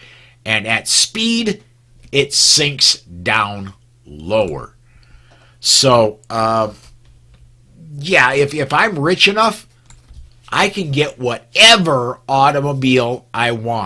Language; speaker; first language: English; native; English